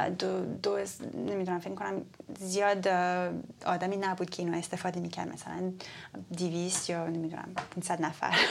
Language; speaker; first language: Persian; early bilingual, heritage; Persian